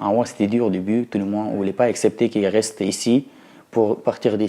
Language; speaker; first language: French; non-native, learner; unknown